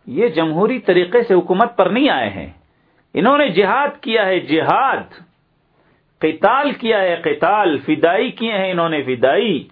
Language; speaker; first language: Urdu; native; Urdu